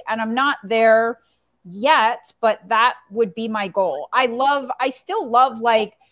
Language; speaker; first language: English; native; English